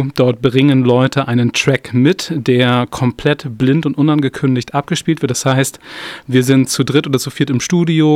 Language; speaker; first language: German; native; German